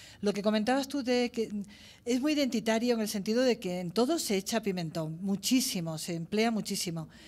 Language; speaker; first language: Spanish; native; Spanish